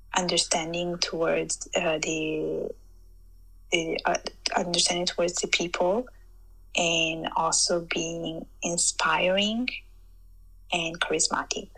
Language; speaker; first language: English; early bilingual, heritage; Italian